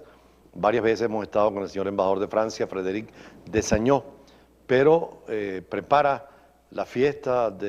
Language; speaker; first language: Spanish; native; Spanish